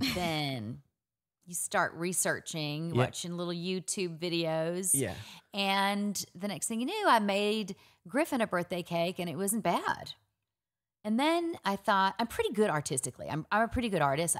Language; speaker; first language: English; native; English